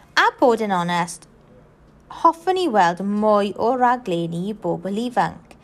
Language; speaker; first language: Welsh; non-native, local second language; English